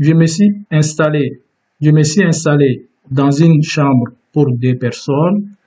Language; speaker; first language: French; non-native, fluent; Turkish